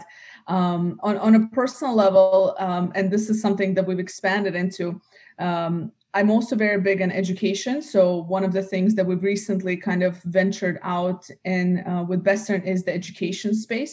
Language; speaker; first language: English; native; English